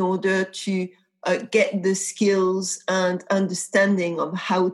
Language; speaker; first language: English; non-native, fluent; French